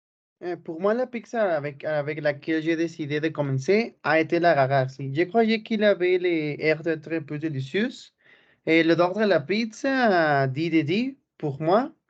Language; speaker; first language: French; non-native, learner; Spanish